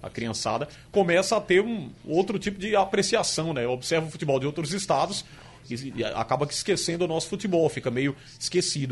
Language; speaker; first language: Portuguese; native; Portuguese